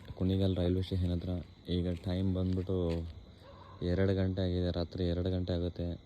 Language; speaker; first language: Kannada; non-native, local second language; Telugu